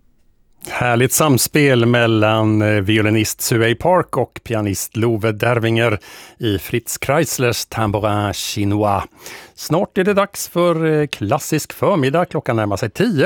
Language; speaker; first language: Swedish; native; Swedish